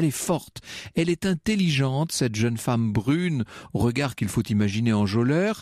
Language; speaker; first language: French; native; French